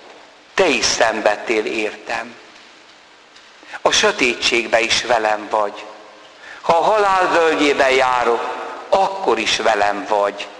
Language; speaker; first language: Hungarian; native; Hungarian